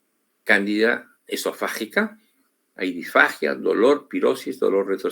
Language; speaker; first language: Spanish; native; Spanish